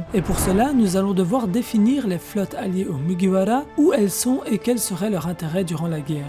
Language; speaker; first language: French; native; French